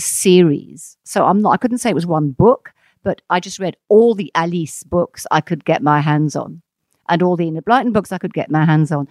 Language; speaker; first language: English; non-native, fluent; French